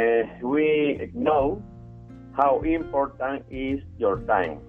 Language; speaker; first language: English; non-native, learner; Spanish